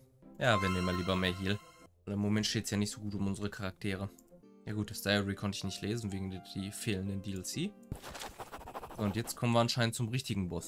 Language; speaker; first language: German; native; German